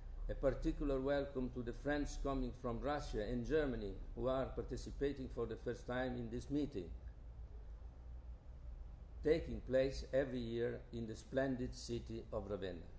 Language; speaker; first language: English; non-native, fluent; Italian